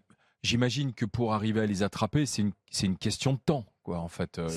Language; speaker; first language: French; native; French